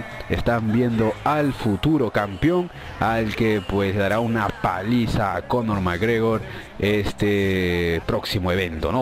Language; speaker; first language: Spanish; native; Spanish